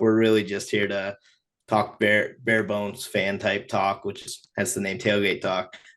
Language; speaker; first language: English; native; English